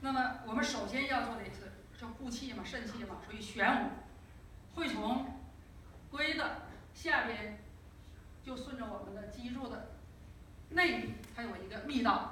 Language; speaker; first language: Chinese; native; Chinese